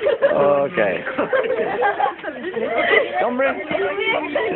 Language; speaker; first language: Spanish; non-native, learner; English